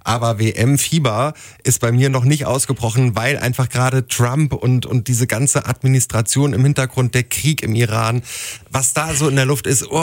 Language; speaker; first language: German; native; German